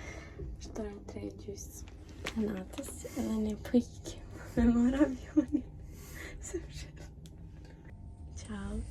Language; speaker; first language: Albanian; early bilingual, heritage; Albanian